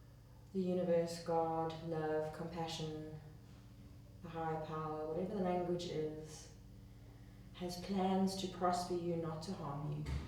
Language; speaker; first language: English; native; English